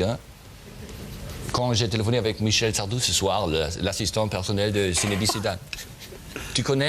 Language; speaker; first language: French; non-native, learner; German